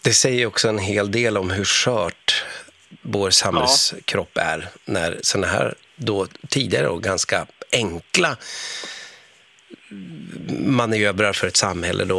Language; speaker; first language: Swedish; native; Swedish